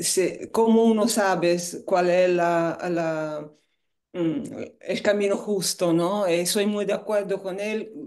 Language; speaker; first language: Spanish; non-native, fluent; Italian